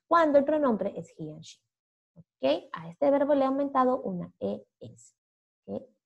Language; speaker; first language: Spanish; native; Spanish